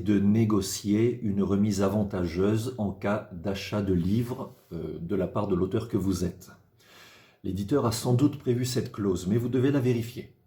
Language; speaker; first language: French; native; French